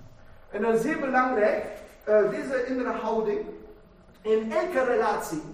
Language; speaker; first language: Dutch; non-native, fluent; German